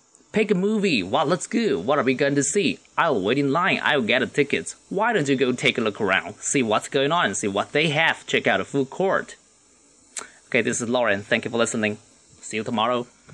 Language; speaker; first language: English; non-native, fluent; Chinese